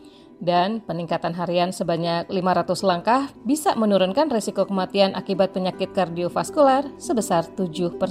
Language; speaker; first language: Indonesian; native; Indonesian